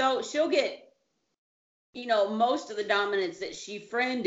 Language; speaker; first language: English; native; English